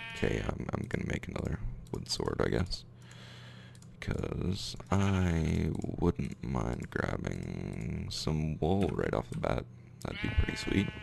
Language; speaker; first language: English; native; English